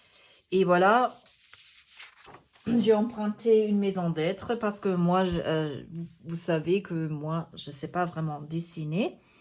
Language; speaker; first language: French; non-native, fluent; German